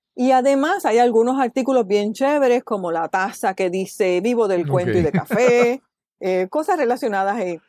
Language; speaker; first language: Spanish; native; Spanish